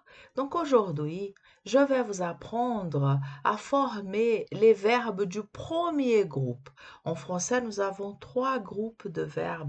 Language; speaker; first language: French; non-native, fluent; Portuguese